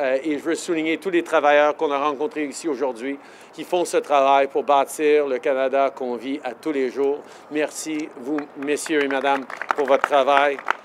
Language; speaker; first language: French; native; French